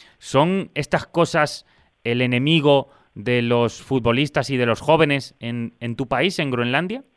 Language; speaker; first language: Spanish; native; Spanish